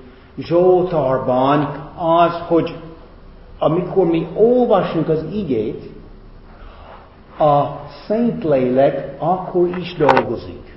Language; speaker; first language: Hungarian; non-native, fluent; English